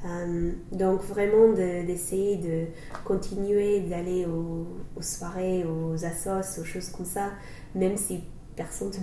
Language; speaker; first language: French; non-native, fluent; English